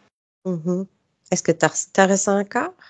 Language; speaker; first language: French; native; French